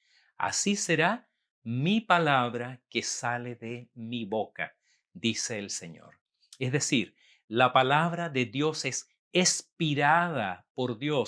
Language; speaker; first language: Spanish; native; Spanish